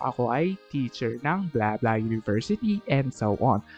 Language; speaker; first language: English; non-native, local second language; Filipino